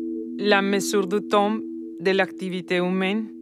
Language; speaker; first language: French; non-native, learner; Spanish